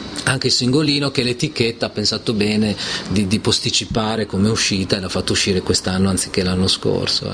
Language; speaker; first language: Italian; native; Italian